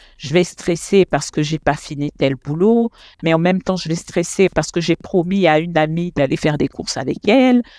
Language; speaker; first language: French; non-native, local second language; Lingala